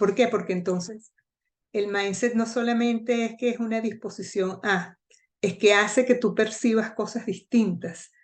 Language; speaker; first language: Spanish; native; Spanish